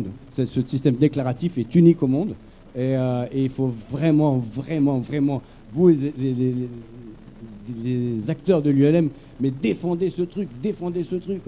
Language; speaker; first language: French; native; French